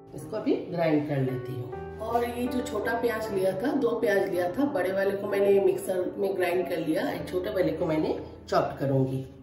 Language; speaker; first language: Hindi; non-native, local second language; Bangla